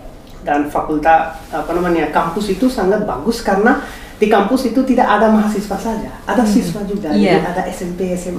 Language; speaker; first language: Indonesian; non-native, fluent; Hindi